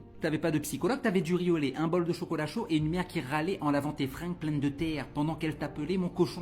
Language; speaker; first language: French; native; French